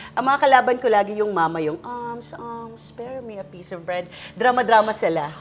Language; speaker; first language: Filipino; non-native, local second language; Waray